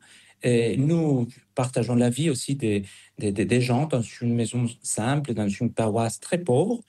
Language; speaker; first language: French; non-native, fluent; Spanish